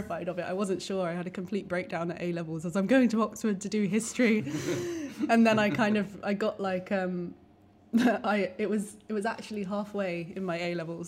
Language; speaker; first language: English; native; English